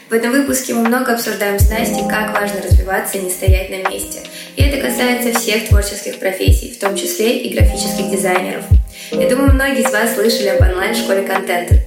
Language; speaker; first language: Russian; early bilingual, other home language; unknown